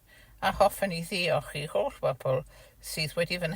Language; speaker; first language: Welsh; non-native, fluent; English